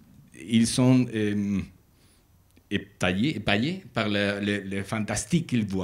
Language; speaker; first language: French; non-native, learner; Spanish